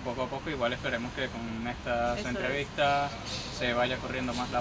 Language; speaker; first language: Spanish; native; Spanish